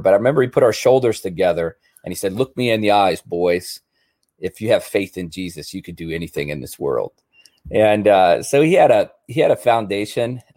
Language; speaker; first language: English; native; English